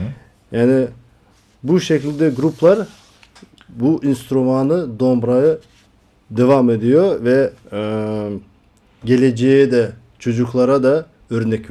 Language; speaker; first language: Turkish; non-native, learner; Kazakh